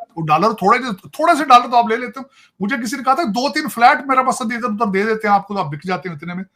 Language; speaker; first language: Urdu; non-native, local second language; Punjabi